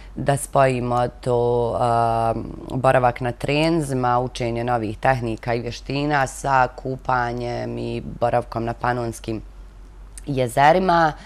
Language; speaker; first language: Croatian; native; Croatian